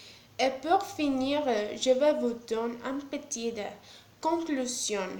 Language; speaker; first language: French; non-native, learner; Spanish